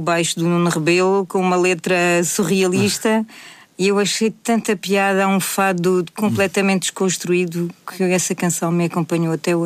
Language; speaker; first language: Portuguese; native; Portuguese